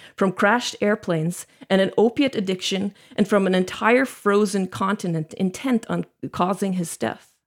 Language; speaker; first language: English; non-native, fluent; Norwegian